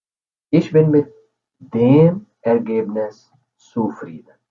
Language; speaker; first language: German; non-native, fluent; Urdu